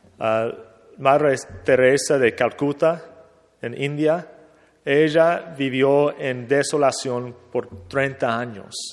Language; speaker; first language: Spanish; non-native, fluent; English